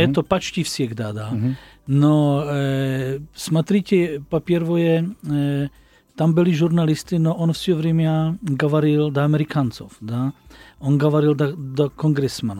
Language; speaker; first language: Russian; non-native, learner; Slovak